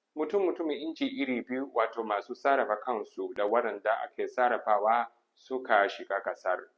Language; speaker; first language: Hausa; non-native, fluent; Chinese